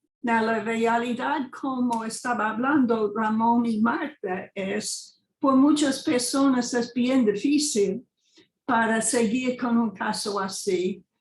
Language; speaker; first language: Spanish; non-native, fluent; English